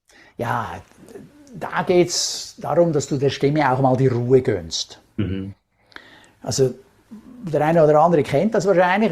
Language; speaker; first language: German; native; German